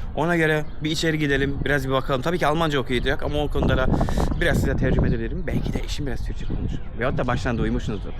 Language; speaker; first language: Turkish; early bilingual, heritage; Turkish